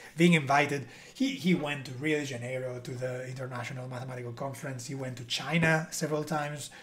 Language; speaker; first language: English; non-native, fluent; Spanish